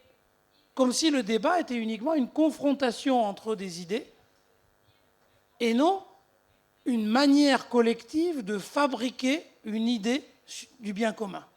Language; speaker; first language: French; native; French